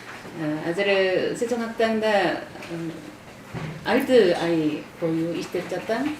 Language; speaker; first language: Kyrgyz; non-native, fluent; Korean